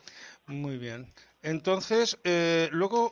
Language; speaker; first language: Spanish; native; Spanish